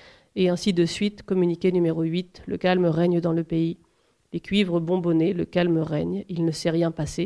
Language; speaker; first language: French; native; French